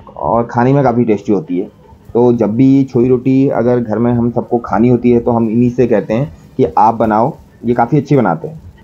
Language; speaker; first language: Hindi; non-native, local second language; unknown